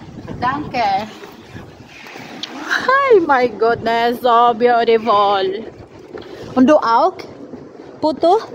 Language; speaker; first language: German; non-native, learner; Filipino